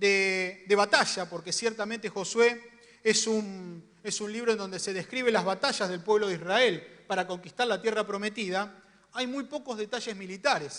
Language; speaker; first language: Spanish; native; Spanish